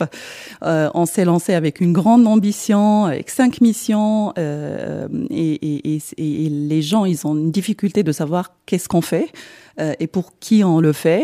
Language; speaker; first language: French; non-native, local second language; Arabic